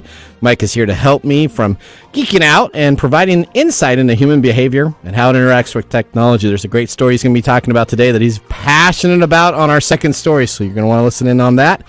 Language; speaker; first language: English; native; English